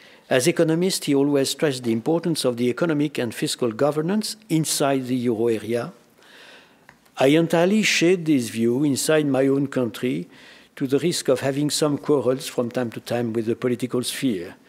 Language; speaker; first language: English; non-native, fluent; French